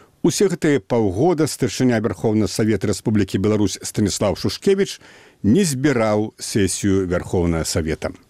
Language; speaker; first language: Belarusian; native; Belarusian